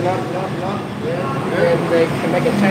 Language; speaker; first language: English; non-native, learner; Vietnamese